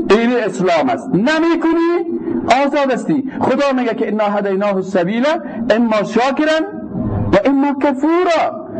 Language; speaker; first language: Persian; native; Persian